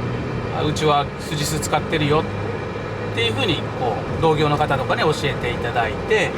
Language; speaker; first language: Japanese; native; Japanese